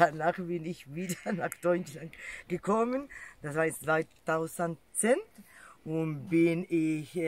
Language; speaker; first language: German; non-native, learner; Spanish